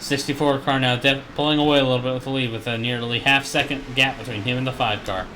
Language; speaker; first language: English; native; English